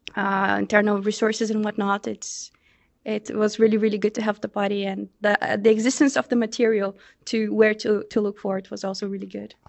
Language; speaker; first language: English; non-native, fluent; Portuguese